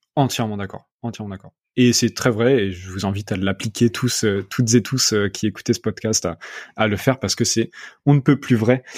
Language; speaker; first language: French; native; French